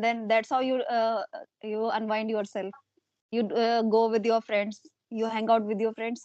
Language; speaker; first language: English; non-native, local second language; Hindi